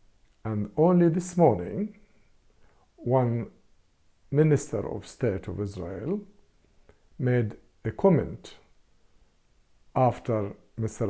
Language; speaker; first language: English; non-native, fluent; Arabic